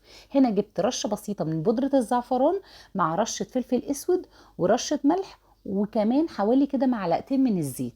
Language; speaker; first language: Arabic; native; Arabic